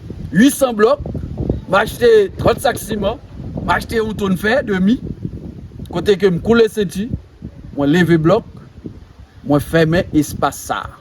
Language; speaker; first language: French; non-native, local second language; Haitian Creole